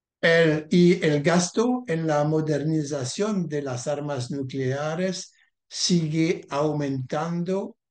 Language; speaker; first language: Spanish; non-native, learner; French